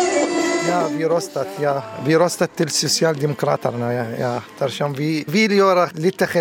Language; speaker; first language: Swedish; non-native, learner; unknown